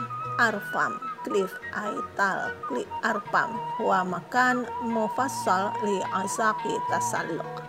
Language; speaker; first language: Arabic; non-native, fluent; Indonesian